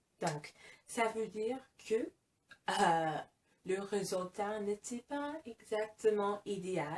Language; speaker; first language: French; non-native, fluent; English